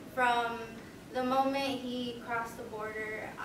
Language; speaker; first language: English; native; English